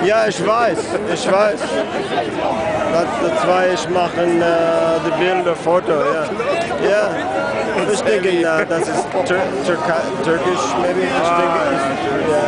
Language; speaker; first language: German; non-native, learner; English